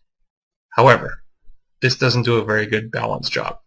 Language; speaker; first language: English; native; English